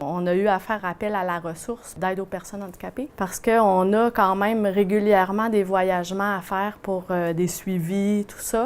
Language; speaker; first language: French; native; French